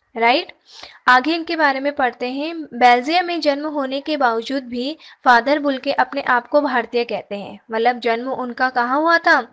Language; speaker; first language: Hindi; native; Hindi